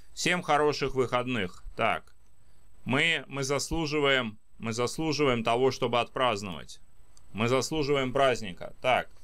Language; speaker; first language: Russian; native; Russian